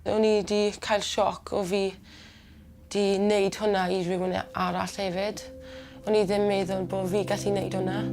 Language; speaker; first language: Welsh; non-native, local second language; English